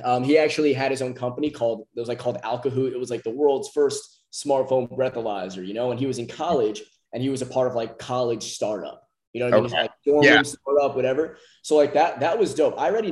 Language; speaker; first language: English; native; English